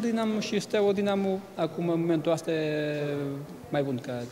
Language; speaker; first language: Romanian; non-native, learner; Portuguese